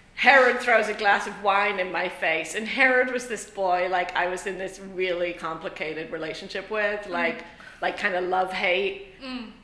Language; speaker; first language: English; native; English